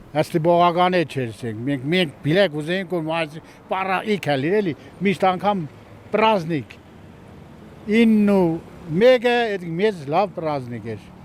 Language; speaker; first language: Armenian; native; Armenian